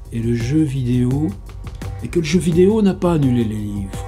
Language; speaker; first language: French; native; French